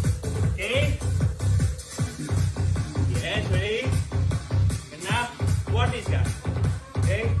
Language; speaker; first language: English; non-native, learner; Spanish